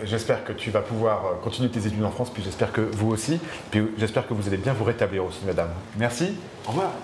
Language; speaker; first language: French; native; French